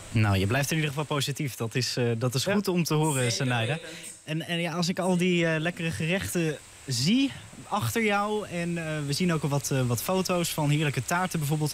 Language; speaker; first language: Dutch; native; Dutch